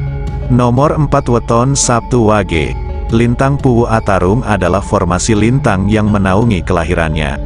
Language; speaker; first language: Indonesian; non-native, local second language; Javanese